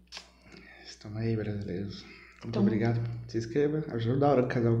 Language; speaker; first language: Portuguese; non-native, learner; Spanish